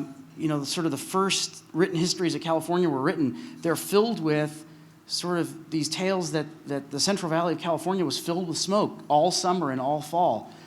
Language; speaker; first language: English; native; English